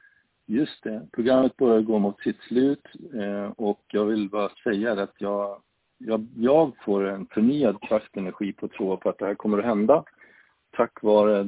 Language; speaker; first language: Swedish; native; Swedish